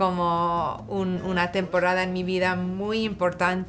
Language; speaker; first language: Spanish; non-native, fluent; English